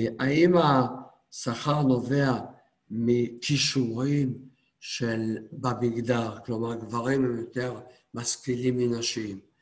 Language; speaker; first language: Hebrew; native; Hebrew